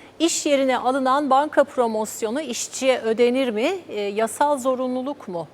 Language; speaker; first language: Turkish; native; Turkish